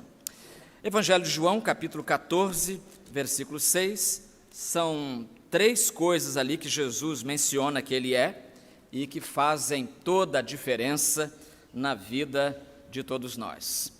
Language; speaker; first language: Portuguese; native; Portuguese